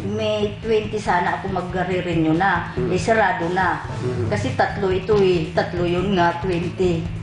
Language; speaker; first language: Filipino; native; Filipino